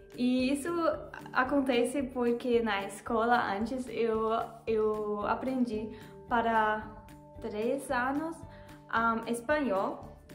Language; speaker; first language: Portuguese; non-native, learner; German